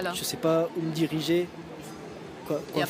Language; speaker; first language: French; native; French